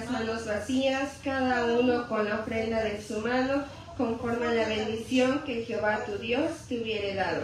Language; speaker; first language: Spanish; native; Spanish